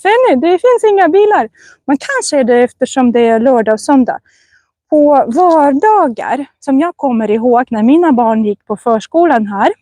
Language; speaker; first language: Swedish; non-native, fluent; Russian